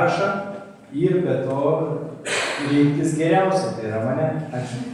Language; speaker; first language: Lithuanian; native; Lithuanian